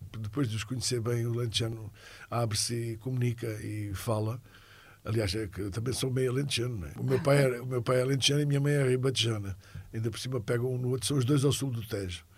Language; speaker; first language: Portuguese; native; Portuguese